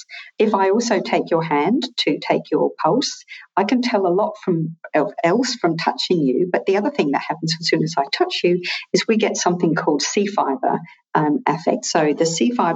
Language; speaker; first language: English; native; English